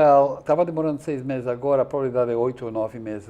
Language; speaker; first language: Portuguese; non-native, fluent; English